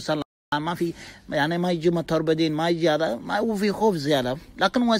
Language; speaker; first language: Arabic; non-native, learner; Bangla